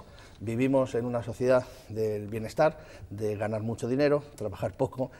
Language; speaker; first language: Spanish; native; Spanish